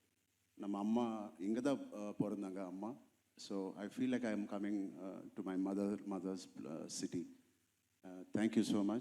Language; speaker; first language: Tamil; non-native, local second language; Telugu